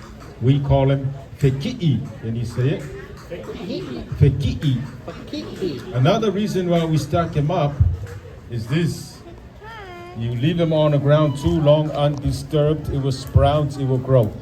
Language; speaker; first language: English; non-native, local second language; Samoan